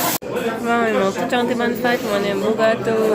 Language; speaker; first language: French; native; French